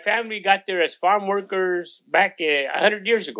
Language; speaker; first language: English; non-native, local second language; Spanish